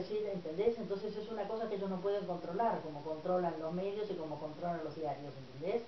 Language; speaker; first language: Spanish; native; Spanish